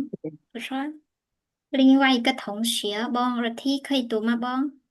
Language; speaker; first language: Chinese; non-native, fluent; Khmer